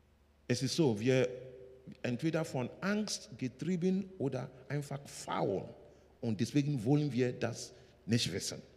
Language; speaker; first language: German; non-native, learner; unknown